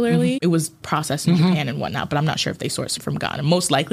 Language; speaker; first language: English; early bilingual, other home language; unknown